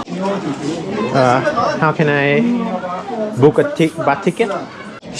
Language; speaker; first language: English; non-native, learner; Thai